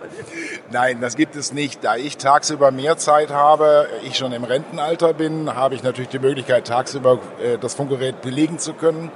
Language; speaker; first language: German; native; German